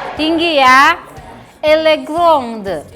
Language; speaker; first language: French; non-native, fluent; Indonesian